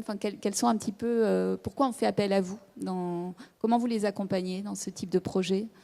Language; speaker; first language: French; native; French